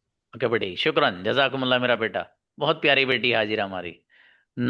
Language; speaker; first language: Hindi; native; Hindi